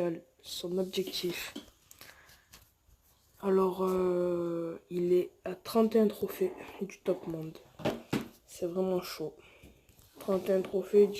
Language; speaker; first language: French; native; French